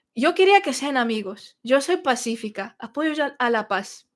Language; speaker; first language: Spanish; non-native, fluent; Russian